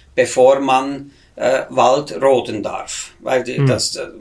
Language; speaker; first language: German; native; German